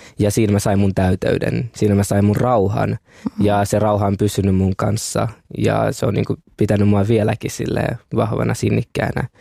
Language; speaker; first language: Finnish; early bilingual, other home language; Kinyarwanda